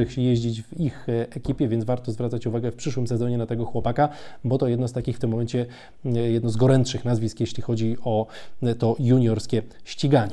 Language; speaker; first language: Polish; native; Polish